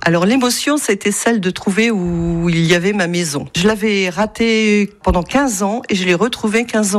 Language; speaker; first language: French; native; French